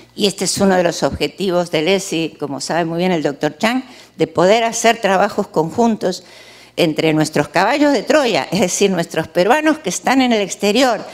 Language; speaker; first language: Spanish; native; Spanish